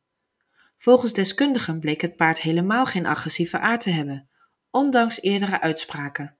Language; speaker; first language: Dutch; native; Dutch